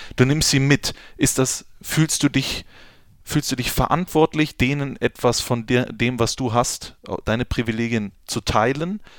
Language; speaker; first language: German; native; German